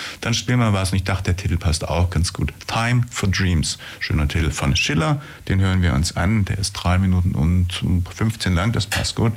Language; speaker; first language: German; native; German